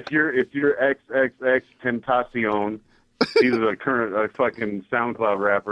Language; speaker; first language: English; native; English